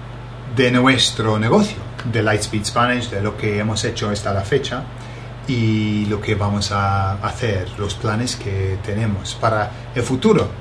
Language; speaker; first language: Spanish; non-native, fluent; English